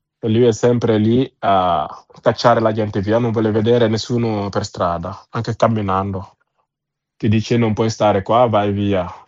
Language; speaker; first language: Italian; non-native, fluent; Wolof